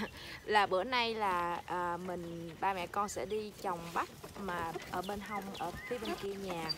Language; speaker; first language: Vietnamese; native; Vietnamese